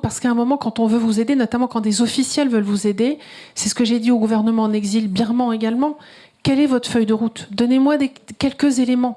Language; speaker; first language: French; native; French